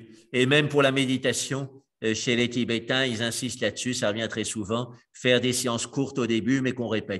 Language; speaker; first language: French; native; French